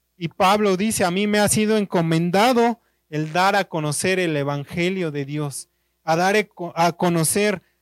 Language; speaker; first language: Spanish; native; Spanish